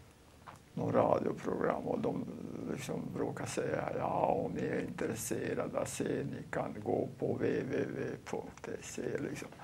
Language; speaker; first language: Swedish; non-native, fluent; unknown